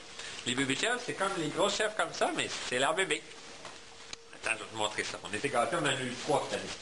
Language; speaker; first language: French; native; French